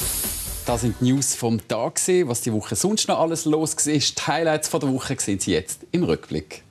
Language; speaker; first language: German; native; German